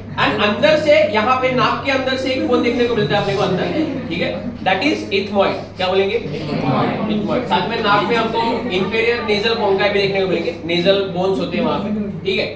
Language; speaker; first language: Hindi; non-native, local second language; Marathi